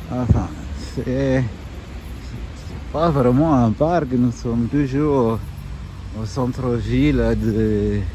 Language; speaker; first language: French; non-native, fluent; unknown